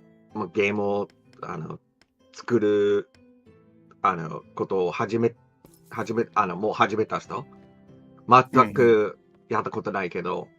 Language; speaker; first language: Japanese; non-native, fluent; English